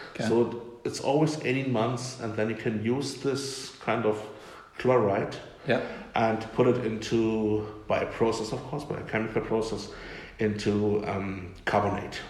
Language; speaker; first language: English; non-native, fluent; German